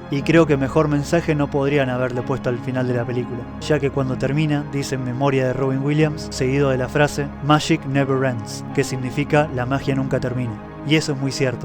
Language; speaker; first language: Spanish; native; Spanish